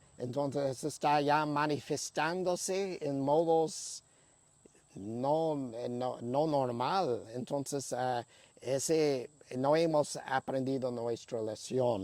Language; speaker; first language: Spanish; non-native, fluent; English